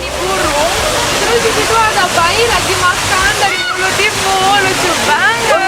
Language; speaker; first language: Indonesian; non-native, fluent; Romanian